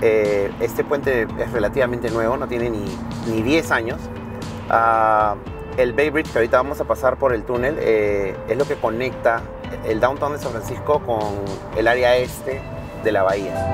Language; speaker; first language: Spanish; native; Spanish